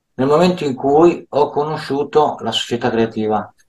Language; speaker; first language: Italian; native; Italian